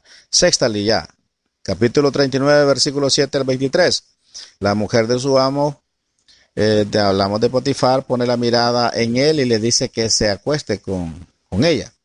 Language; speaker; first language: Spanish; native; Spanish